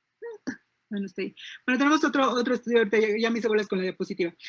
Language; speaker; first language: Spanish; native; Spanish